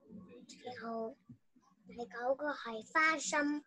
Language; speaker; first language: Cantonese; non-native, learner; Chinese